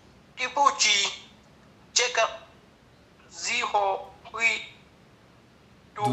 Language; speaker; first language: Chinese; non-native, learner; Amharic